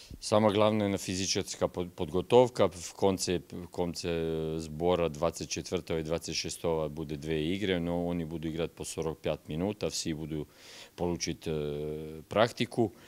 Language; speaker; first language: Russian; non-native, learner; Serbian